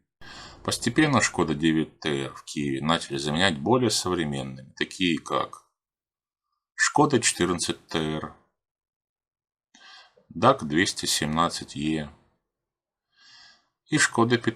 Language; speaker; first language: Russian; native; Russian